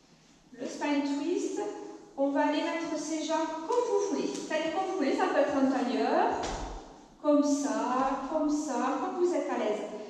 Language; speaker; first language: French; native; French